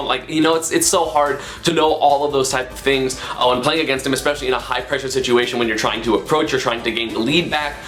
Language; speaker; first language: English; native; English